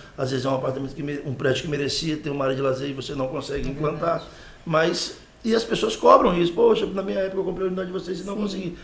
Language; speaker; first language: Portuguese; native; Portuguese